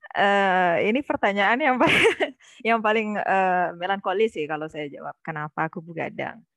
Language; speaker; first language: Indonesian; non-native, local second language; Minangkabau